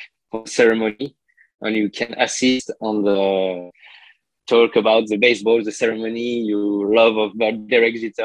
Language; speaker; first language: English; non-native, learner; French